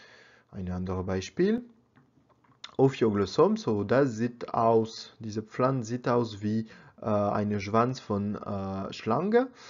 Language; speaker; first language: German; non-native, learner; French